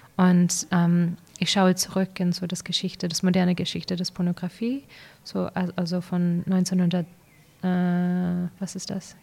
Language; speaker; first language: German; early bilingual, heritage; English